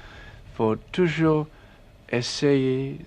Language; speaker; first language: French; non-native, learner; English